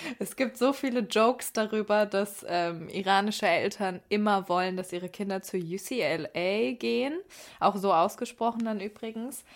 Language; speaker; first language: German; early bilingual, other home language; Persian